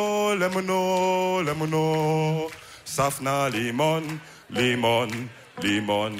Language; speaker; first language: German; early bilingual, other home language; Wolof